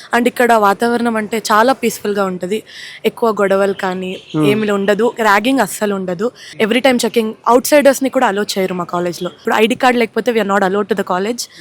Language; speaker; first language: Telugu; native; Telugu